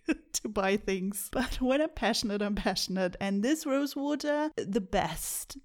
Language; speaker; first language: English; non-native, fluent; German